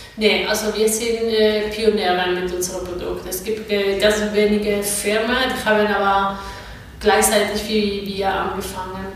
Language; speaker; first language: German; non-native, fluent; Spanish